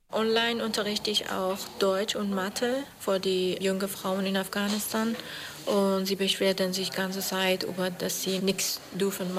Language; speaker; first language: German; non-native, fluent; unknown